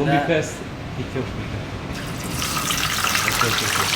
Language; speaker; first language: English; non-native, learner; Korean